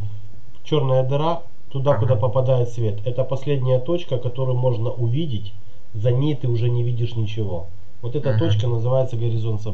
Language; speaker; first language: Russian; native; Russian